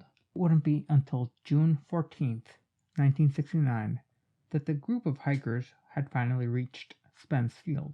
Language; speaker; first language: English; native; English